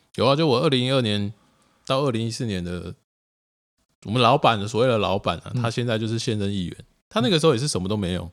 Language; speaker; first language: Chinese; native; Chinese